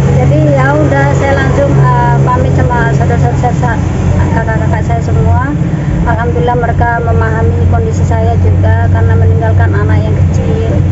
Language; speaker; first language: Indonesian; non-native, local second language; Tetum